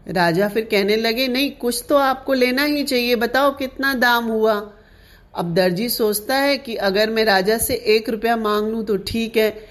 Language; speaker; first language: Hindi; non-native, local second language; Sindhi